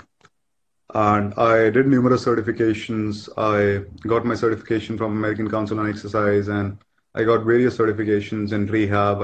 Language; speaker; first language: English; non-native, local second language; Hindi